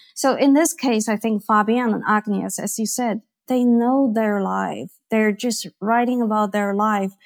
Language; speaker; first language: English; non-native, fluent; Chinese